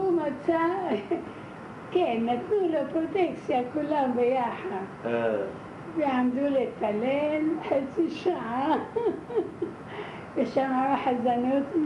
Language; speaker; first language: Hebrew; non-native, fluent; Arabic